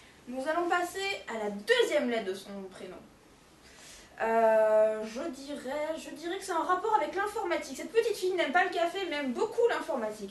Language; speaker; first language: French; native; French